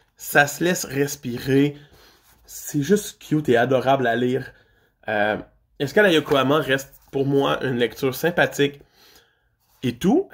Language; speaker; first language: French; native; French